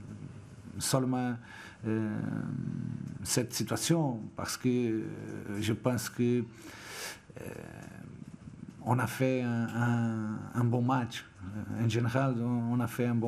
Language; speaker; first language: French; non-native, fluent; Portuguese